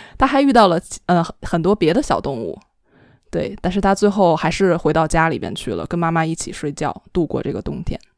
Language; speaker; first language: Chinese; native; Chinese